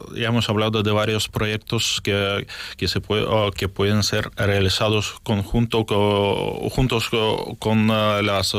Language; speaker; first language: Spanish; non-native, fluent; Ukrainian